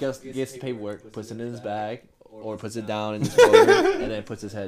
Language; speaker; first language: English; native; English